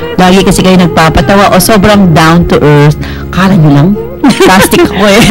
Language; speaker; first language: Filipino; non-native, local second language; Pampanga